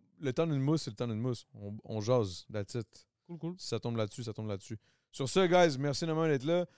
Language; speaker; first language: French; native; French